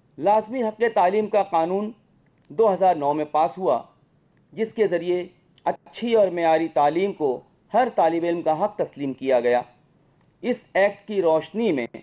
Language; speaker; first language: Urdu; native; Urdu